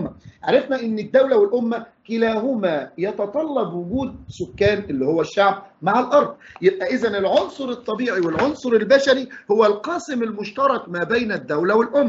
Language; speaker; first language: Arabic; native; Arabic